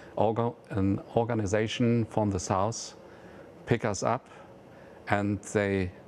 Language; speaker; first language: English; non-native, fluent; German